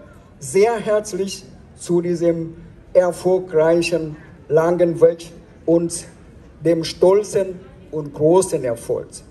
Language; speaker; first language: German; non-native, fluent; Vietnamese